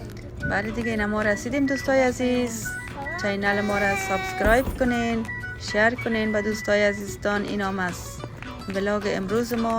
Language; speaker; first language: Persian; native; Persian